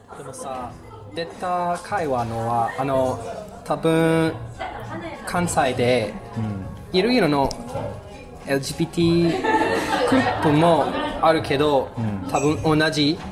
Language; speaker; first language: Japanese; non-native, learner; English